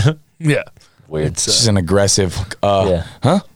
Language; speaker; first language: English; native; English